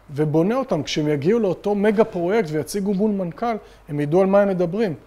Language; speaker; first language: Hebrew; native; Hebrew